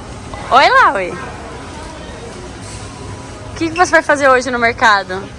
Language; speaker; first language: Portuguese; native; Portuguese